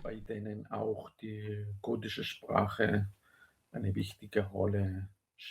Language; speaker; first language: German; non-native, fluent; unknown